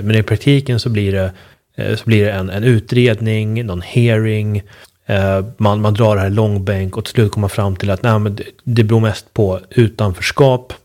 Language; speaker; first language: Swedish; native; Swedish